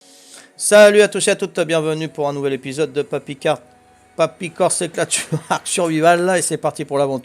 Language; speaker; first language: French; native; French